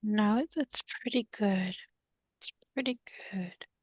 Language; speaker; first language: English; native; English